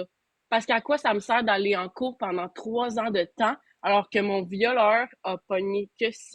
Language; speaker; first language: French; native; French